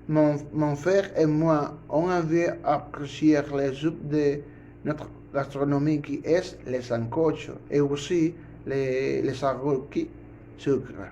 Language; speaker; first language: French; non-native, learner; Spanish